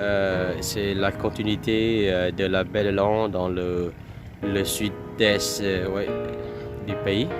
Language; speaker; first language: French; non-native, fluent; Vietnamese